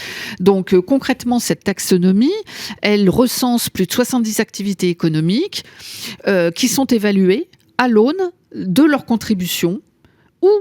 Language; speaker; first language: French; native; French